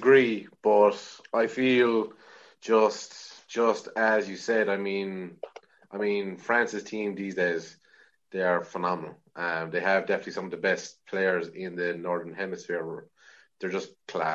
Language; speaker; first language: English; native; English